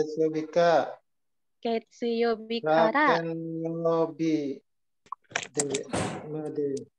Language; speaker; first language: Japanese; non-native, learner; Indonesian